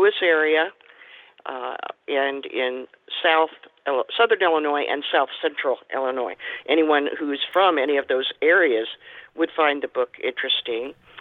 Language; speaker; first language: English; native; English